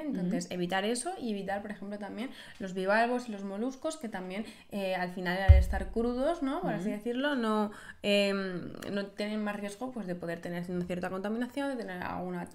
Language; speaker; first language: Spanish; native; Spanish